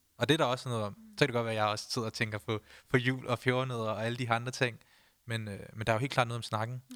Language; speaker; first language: Danish; early bilingual, other home language; Punjabi